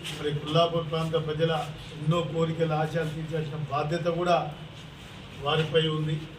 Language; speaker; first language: Telugu; native; Telugu